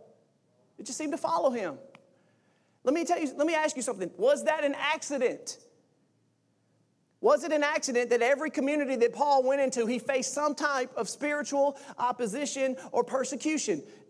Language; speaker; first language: English; native; English